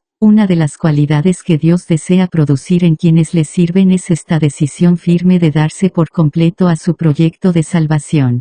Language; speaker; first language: Spanish; native; Spanish